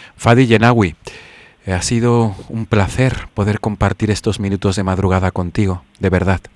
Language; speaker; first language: Spanish; native; Spanish